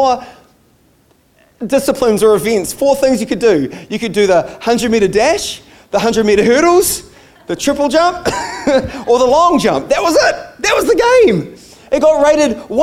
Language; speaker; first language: English; native; English